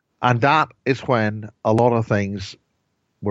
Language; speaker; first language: English; native; English